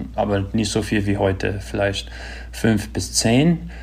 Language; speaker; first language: German; early bilingual, other home language; English